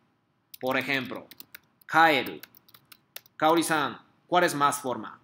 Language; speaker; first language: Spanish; non-native, fluent; Japanese